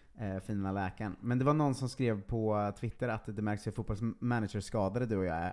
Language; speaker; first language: Swedish; native; Swedish